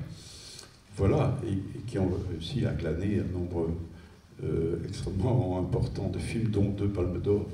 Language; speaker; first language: French; native; French